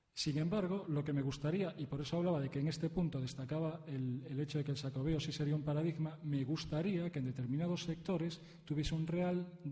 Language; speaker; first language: Spanish; native; Spanish